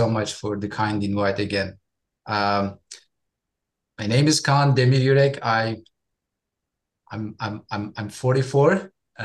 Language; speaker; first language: English; non-native, fluent; Turkish